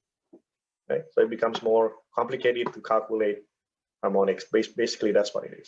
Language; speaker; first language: English; non-native, fluent; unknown